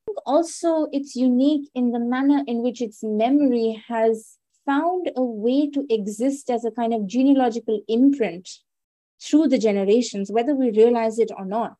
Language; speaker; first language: English; non-native, local second language; Hindi